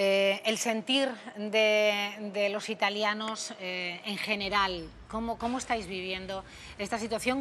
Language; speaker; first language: Spanish; native; Spanish